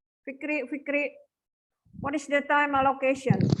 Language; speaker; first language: English; non-native, fluent; Indonesian